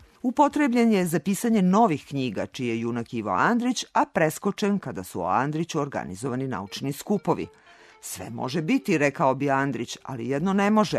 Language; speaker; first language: Serbian; native; Serbian